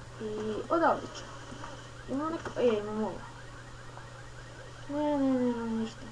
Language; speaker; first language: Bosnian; early bilingual, heritage; Bosnian